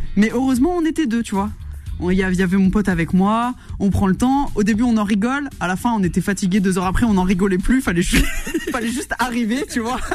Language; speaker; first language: French; native; French